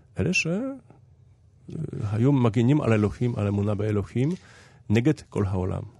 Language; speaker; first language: Hebrew; non-native, fluent; Polish